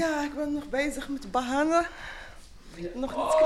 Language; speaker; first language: Dutch; non-native, learner; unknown